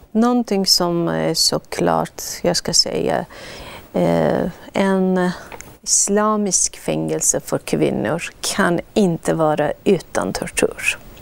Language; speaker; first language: Swedish; non-native, fluent; Persian